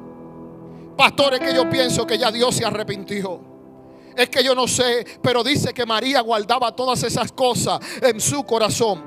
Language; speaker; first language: Spanish; native; Spanish